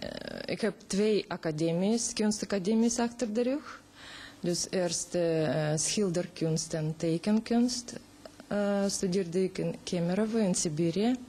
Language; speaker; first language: Dutch; non-native, fluent; Russian